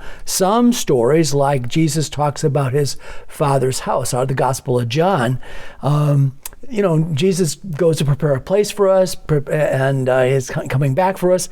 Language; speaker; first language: English; native; English